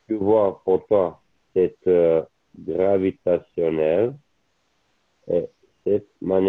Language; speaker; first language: French; non-native, learner; Italian